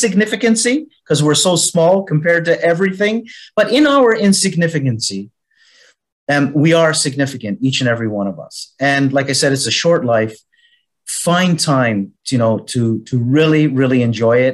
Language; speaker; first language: English; native; English